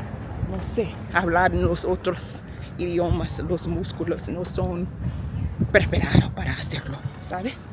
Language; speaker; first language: Spanish; non-native, learner; English